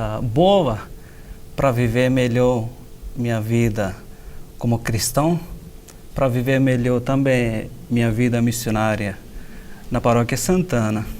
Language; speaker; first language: Portuguese; non-native, fluent; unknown